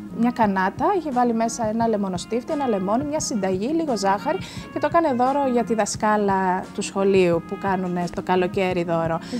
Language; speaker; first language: Greek; early bilingual, other home language; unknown